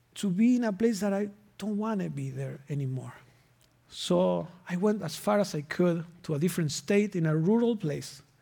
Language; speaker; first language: English; non-native, fluent; Spanish